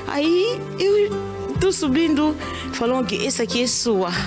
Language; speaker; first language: Portuguese; non-native, learner; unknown